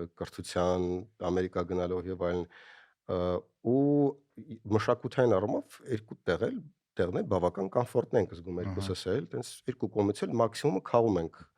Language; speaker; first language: Armenian; early bilingual, other home language; Russian